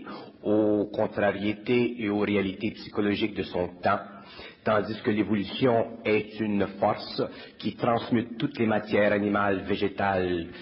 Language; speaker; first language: French; native; French